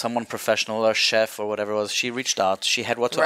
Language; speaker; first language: English; native; English